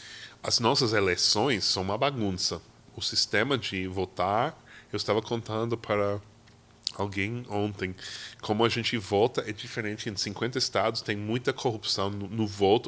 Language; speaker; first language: Portuguese; non-native, fluent; English